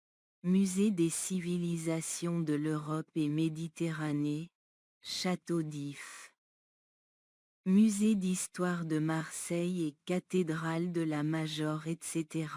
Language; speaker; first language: French; non-native, learner; Bangla